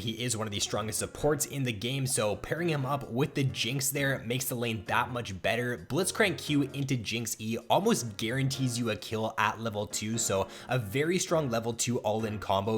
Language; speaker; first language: English; native; English